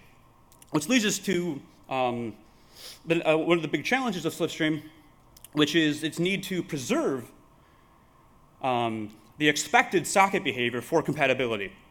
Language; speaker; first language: English; native; English